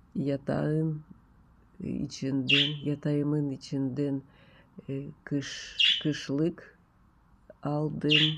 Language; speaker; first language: Turkish; non-native, learner; Russian